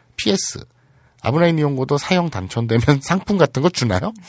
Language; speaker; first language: Korean; native; Korean